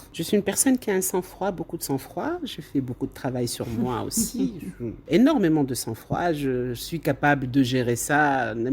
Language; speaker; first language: French; non-native, local second language; Arabic